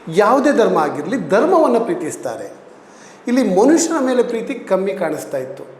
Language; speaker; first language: Kannada; native; Kannada